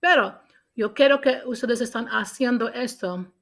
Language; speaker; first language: Spanish; non-native, learner; English